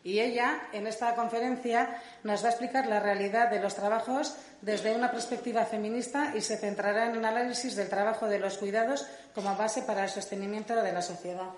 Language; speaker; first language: Spanish; non-native, local second language; Basque